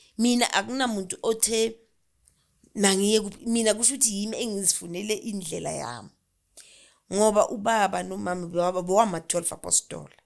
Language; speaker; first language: Zulu; non-native, local second language; Southern Sotho